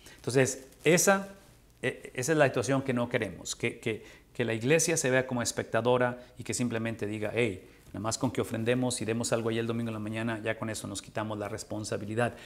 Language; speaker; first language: Spanish; native; Spanish